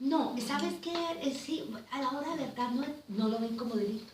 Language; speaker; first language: Spanish; native; Spanish